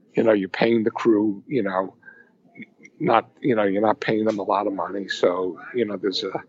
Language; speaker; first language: English; native; English